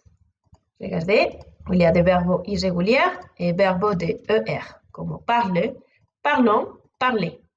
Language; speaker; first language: French; non-native, fluent; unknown